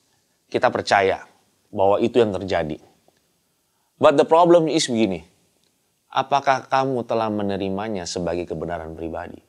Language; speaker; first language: Indonesian; native; Indonesian